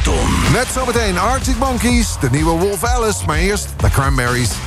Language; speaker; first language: Dutch; native; Dutch